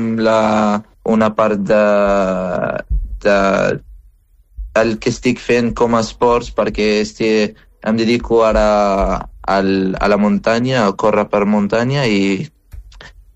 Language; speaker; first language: Catalan; non-native, fluent; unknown